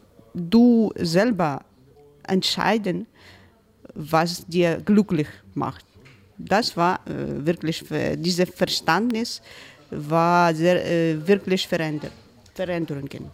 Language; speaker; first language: German; non-native, learner; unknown